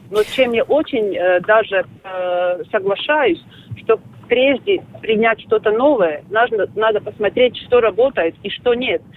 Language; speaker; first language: Russian; non-native, local second language; Latvian